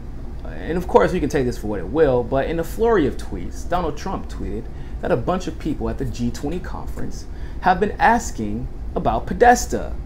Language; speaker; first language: English; native; English